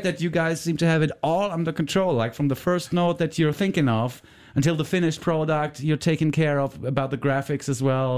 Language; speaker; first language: English; non-native, fluent; German